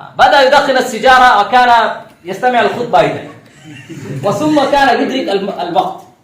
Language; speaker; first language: Arabic; non-native, fluent; Urdu